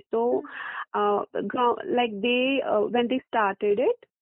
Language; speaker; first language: English; non-native, local second language; Kashmiri